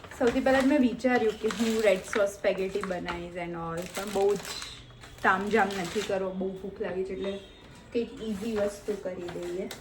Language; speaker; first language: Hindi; non-native, local second language; Gujarati